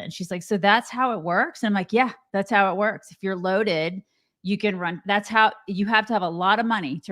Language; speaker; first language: English; native; English